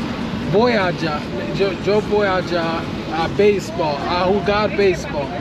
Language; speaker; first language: Spanish; non-native, learner; English